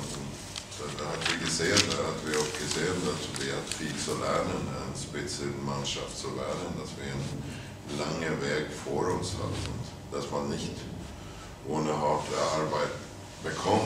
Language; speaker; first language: German; non-native, fluent; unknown